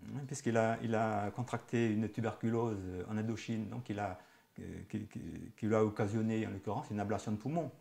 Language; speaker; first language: French; native; French